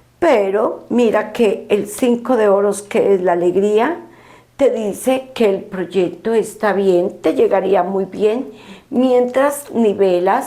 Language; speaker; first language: Spanish; native; Spanish